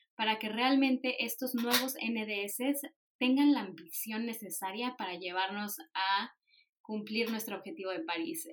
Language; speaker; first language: Spanish; native; Spanish